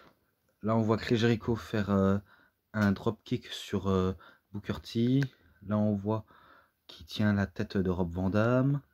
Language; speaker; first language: French; native; French